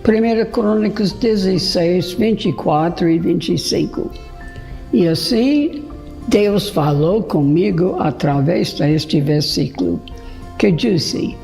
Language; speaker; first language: Portuguese; non-native, fluent; English